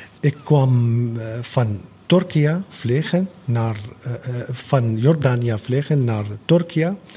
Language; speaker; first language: Dutch; non-native, learner; Arabic